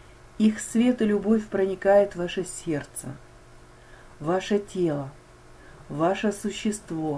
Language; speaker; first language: Russian; native; Russian